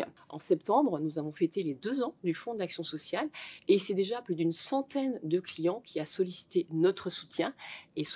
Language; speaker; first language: French; native; French